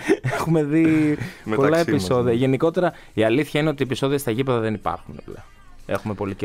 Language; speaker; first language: Greek; native; Greek